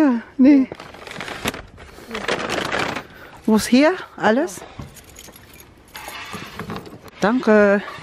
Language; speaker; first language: German; non-native, learner; Filipino